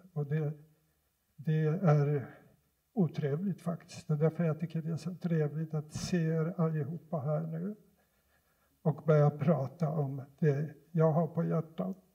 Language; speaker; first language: Swedish; non-native, fluent; Polish